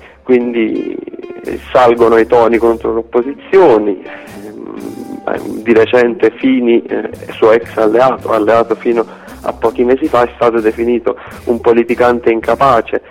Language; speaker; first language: Italian; native; Italian